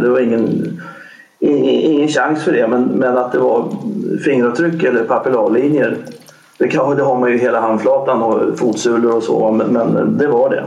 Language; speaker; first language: Swedish; native; Swedish